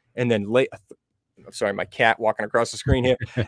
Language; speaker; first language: English; native; English